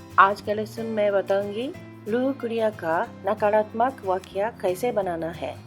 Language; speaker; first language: Hindi; non-native, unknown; Japanese